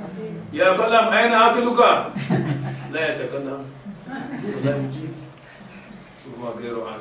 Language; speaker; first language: Arabic; non-native, fluent; Malay